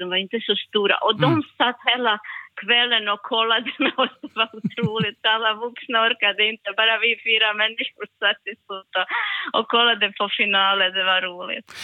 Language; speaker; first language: Swedish; non-native, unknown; Serbian